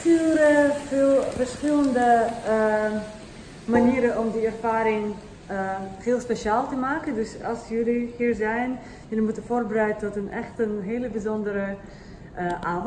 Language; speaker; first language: Dutch; non-native, fluent; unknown